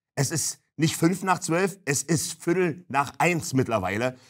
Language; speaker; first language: German; native; German